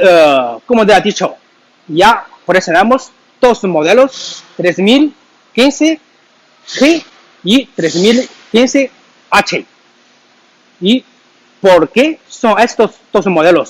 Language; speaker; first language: Spanish; non-native, learner; Chinese